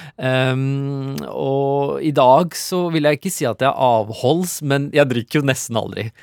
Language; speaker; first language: Norwegian; early bilingual, other home language; Urdu